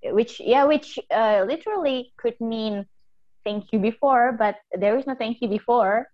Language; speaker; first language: English; non-native, fluent; Indonesian